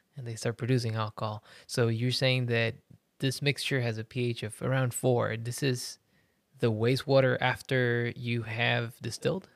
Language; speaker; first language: English; early bilingual, other home language; Spanish